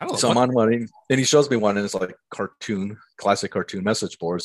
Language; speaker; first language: English; native; English